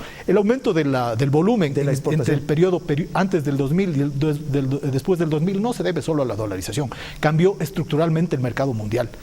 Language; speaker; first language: Spanish; native; Spanish